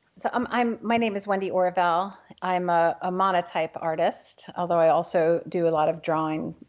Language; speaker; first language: English; native; English